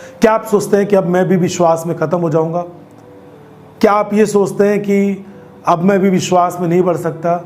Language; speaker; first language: Hindi; native; Hindi